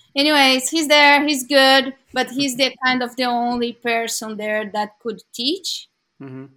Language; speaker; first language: English; non-native, learner; Portuguese